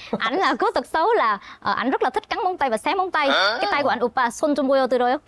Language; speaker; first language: Vietnamese; native; Vietnamese